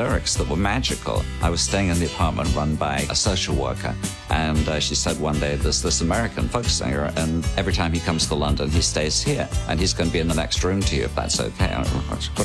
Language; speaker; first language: English; native; English